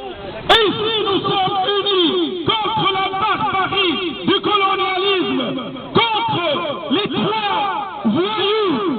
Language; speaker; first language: French; non-native, fluent; Arabic